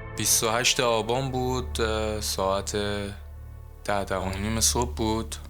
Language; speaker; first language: Persian; native; Persian